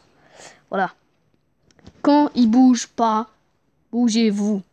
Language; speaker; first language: French; native; French